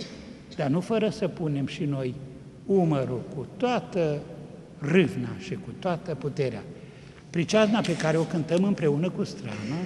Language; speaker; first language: Romanian; native; Romanian